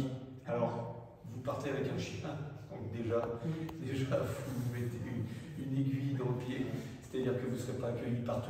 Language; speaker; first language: French; native; French